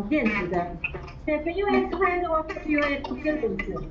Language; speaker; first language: English; non-native, learner; Chinese